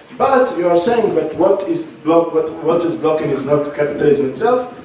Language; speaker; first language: English; non-native, fluent; Russian